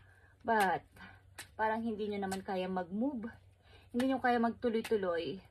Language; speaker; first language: Filipino; native; Filipino